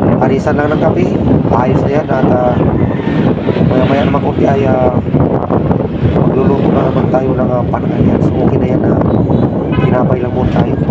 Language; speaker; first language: Filipino; native; Filipino